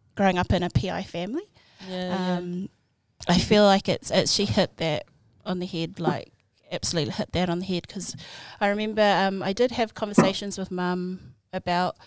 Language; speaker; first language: English; native; English